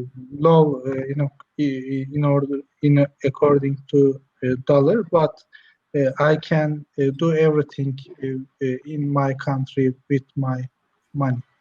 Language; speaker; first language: English; non-native, learner; Turkish